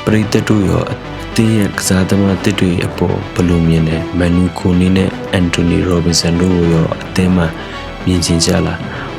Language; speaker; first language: Burmese; native; Burmese